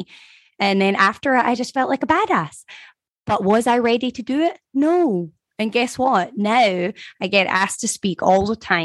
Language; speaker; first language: English; native; English